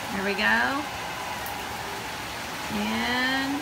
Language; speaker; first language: English; native; English